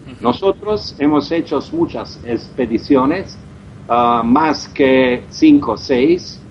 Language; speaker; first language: Spanish; non-native, learner; Croatian